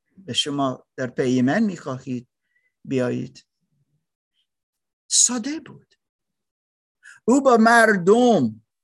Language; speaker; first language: Persian; non-native, learner; German